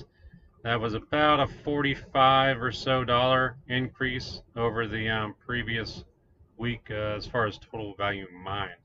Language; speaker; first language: English; native; English